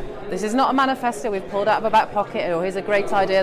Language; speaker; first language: English; native; English